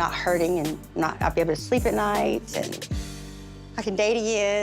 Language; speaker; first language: English; native; English